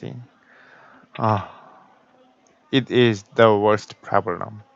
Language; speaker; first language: English; non-native, learner; Korean